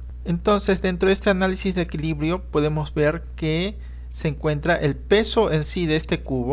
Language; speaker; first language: Spanish; native; Spanish